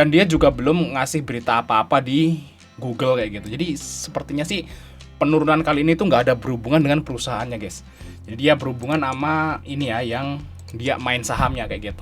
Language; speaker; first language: Indonesian; native; Indonesian